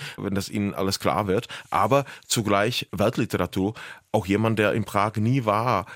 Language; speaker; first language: German; non-native, fluent; Czech